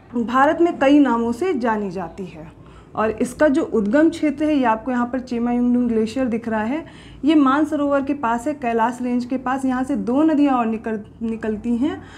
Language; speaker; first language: Hindi; native; Hindi